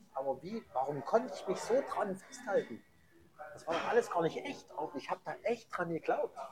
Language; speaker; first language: German; native; German